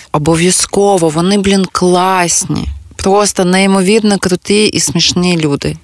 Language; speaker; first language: Ukrainian; non-native, local second language; Russian